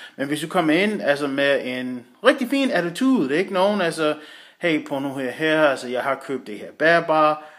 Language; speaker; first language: Danish; non-native, fluent; English